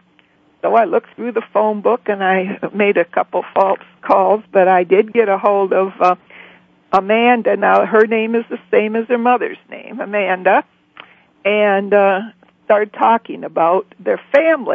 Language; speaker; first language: English; native; English